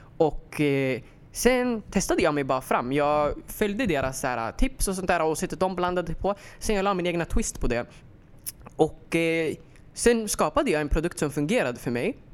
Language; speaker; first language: Swedish; early bilingual, other home language; Somali